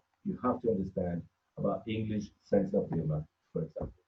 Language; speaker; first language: English; non-native, fluent; Spanish